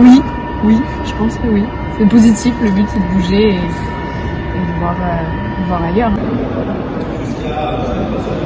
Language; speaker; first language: French; non-native, fluent; Portuguese